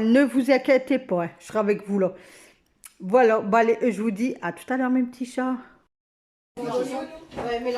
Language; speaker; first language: French; native; French